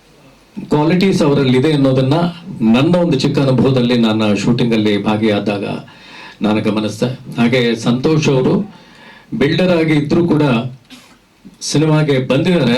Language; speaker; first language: Kannada; native; Kannada